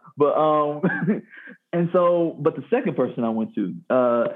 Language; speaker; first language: English; native; English